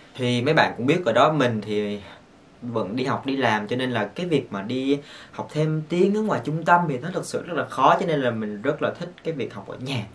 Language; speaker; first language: Vietnamese; native; Vietnamese